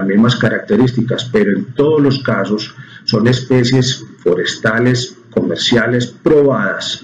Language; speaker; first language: Spanish; native; Spanish